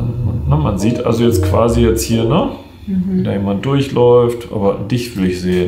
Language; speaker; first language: German; native; German